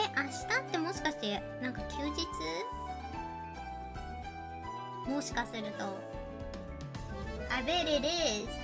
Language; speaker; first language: Japanese; native; Japanese